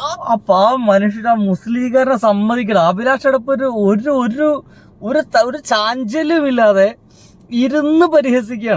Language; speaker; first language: Malayalam; native; Malayalam